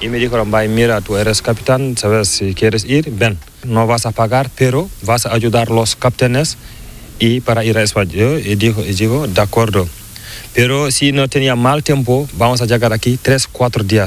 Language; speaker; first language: Spanish; non-native, learner; Fula